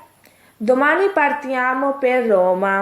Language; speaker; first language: Italian; non-native, fluent; Urdu